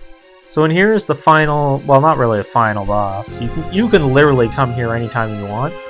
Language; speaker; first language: English; native; English